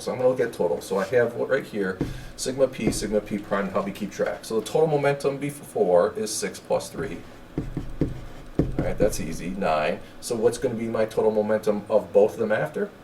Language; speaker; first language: English; native; English